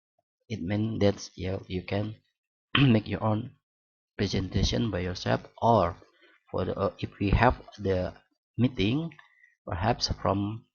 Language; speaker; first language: English; non-native, learner; Indonesian